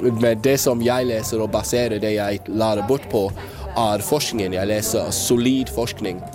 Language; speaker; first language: Norwegian; non-native, fluent; English